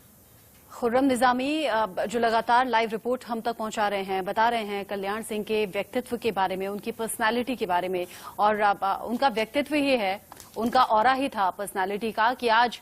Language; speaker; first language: Hindi; native; Hindi